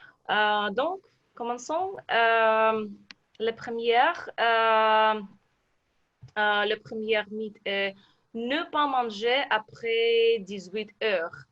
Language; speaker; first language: French; non-native, learner; Russian